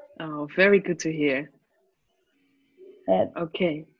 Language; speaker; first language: English; non-native, fluent; Dutch